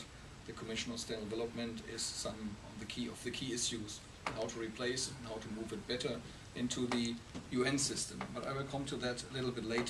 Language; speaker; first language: English; non-native, fluent; German